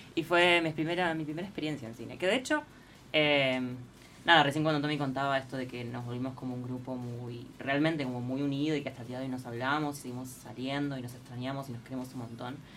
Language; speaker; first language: Spanish; native; Spanish